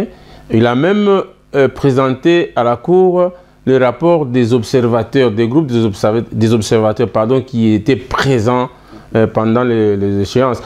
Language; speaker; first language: French; non-native, local second language; Lingala